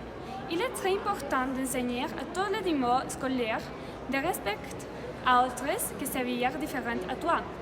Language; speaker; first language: French; non-native, learner; Spanish